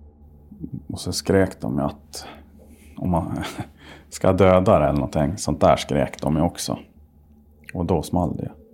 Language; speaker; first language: Swedish; native; Swedish